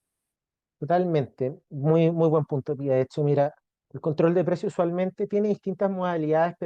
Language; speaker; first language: Spanish; native; Spanish